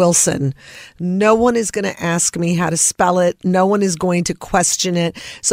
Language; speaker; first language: English; native; English